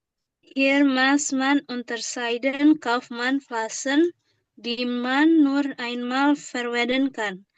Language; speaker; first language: German; non-native, learner; Indonesian